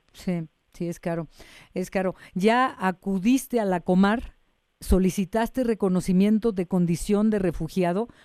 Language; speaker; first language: Spanish; native; Spanish